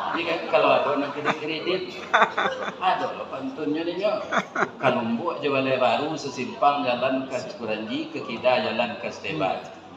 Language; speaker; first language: Malay; non-native, local second language; Minangkabau